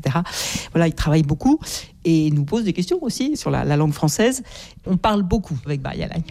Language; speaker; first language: French; native; French